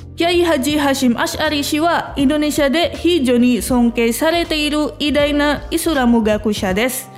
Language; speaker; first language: Japanese; non-native, fluent; Indonesian